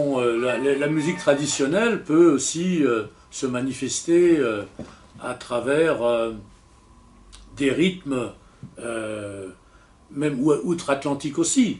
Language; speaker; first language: French; native; French